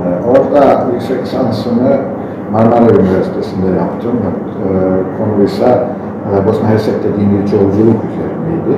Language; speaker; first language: Turkish; non-native, fluent; Bosnian